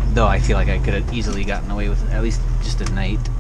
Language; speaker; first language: English; native; English